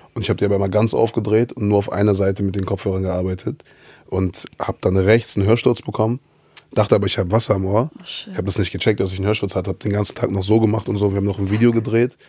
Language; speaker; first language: German; native; German